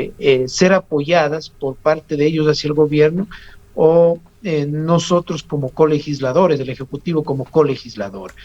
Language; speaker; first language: Spanish; native; Spanish